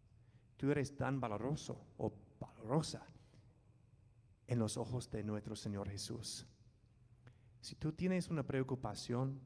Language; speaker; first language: Spanish; non-native, fluent; English